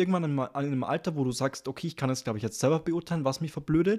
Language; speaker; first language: German; native; German